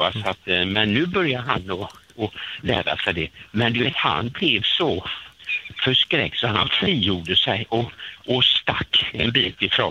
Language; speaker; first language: Swedish; native; Swedish